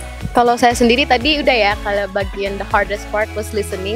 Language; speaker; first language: English; early bilingual, other home language; Indonesian